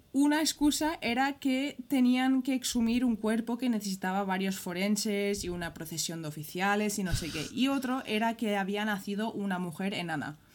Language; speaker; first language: Spanish; early bilingual, other home language; English